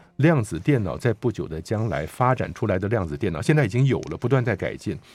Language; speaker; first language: Chinese; native; Chinese